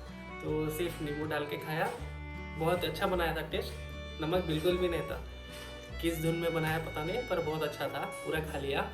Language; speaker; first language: Hindi; non-native, local second language; Bangla